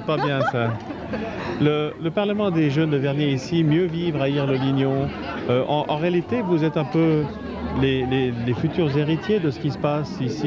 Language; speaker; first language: French; native; French